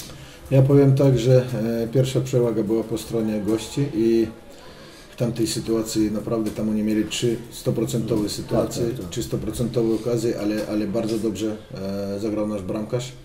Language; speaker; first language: Polish; non-native, fluent; Russian